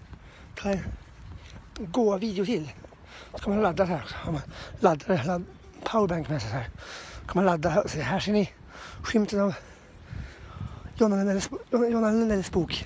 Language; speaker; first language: Swedish; native; Swedish